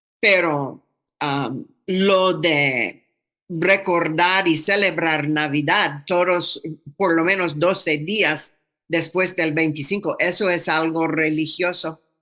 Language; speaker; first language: Spanish; non-native, fluent; English